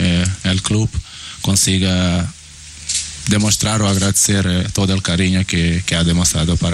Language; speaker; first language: Spanish; non-native, learner; Portuguese